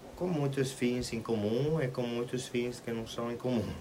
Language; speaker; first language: Portuguese; non-native, fluent; Italian